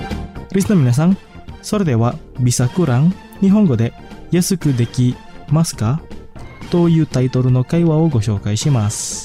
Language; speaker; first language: Japanese; non-native, fluent; Indonesian